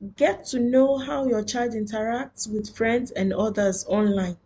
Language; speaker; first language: English; non-native, local second language; Yoruba